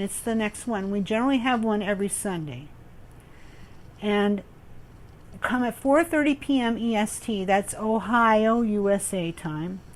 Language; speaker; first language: English; native; English